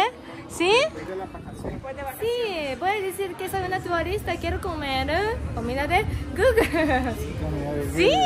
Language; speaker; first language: Spanish; non-native, learner; Japanese